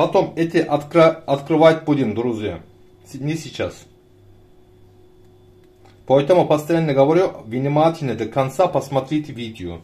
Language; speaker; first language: Russian; non-native, learner; Turkish